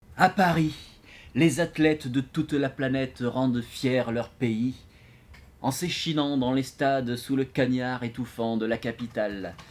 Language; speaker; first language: French; native; French